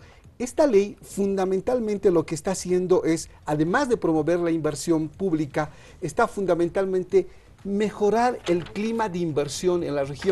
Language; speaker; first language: Spanish; native; Spanish